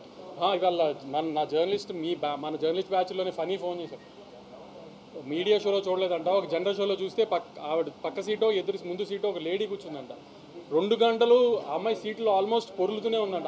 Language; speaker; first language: Telugu; native; Telugu